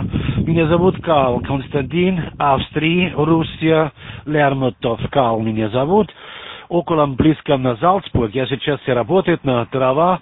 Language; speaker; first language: Russian; non-native, learner; German